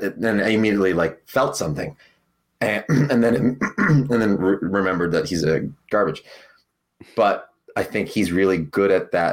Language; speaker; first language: English; early bilingual, other home language; Spanish